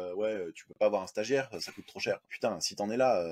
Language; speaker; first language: French; native; French